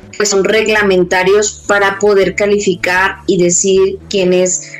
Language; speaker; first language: Spanish; native; Spanish